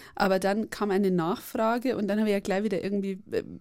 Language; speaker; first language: German; native; German